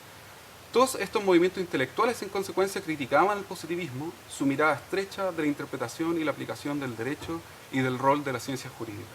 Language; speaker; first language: Spanish; native; Spanish